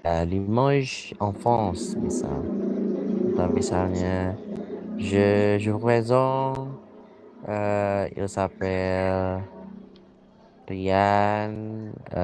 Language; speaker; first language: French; non-native, fluent; Indonesian